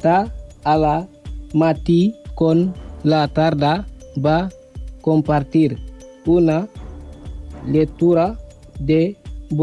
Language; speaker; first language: Catalan; non-native, learner; Spanish